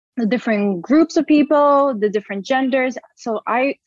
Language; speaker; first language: English; early bilingual, other home language; Portuguese